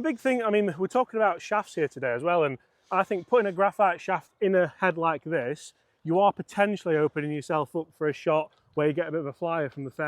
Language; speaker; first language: English; native; English